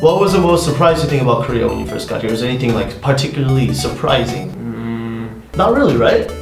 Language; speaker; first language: English; native; English